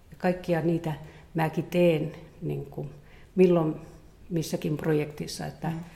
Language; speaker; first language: Finnish; native; Finnish